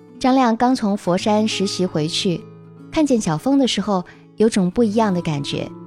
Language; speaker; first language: Chinese; native; Chinese